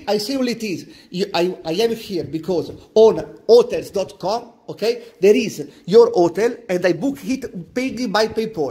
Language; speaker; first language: English; non-native, learner; Italian